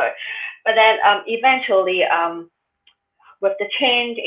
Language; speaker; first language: English; non-native, local second language; Cantonese